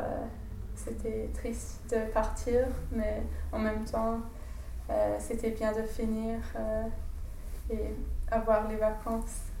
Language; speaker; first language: French; non-native, fluent; English